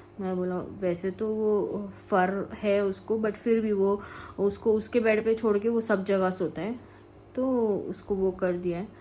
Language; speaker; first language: Hindi; non-native, local second language; Malayalam